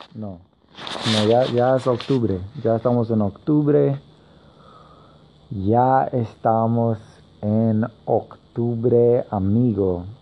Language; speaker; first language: Spanish; non-native, learner; English